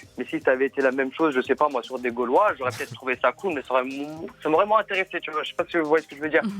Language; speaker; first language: French; native; French